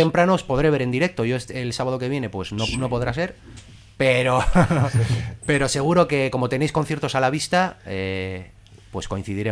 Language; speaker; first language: Spanish; native; Spanish